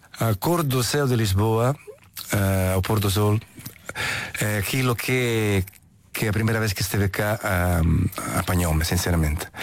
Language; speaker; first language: Portuguese; non-native, fluent; Italian